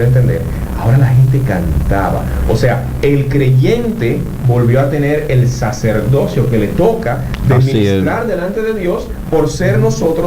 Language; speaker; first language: Spanish; native; Spanish